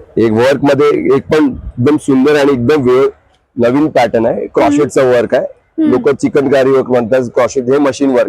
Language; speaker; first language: Marathi; non-native, local second language; Gujarati